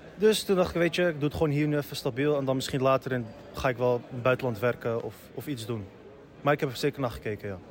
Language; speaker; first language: Dutch; early bilingual, other home language; Turkish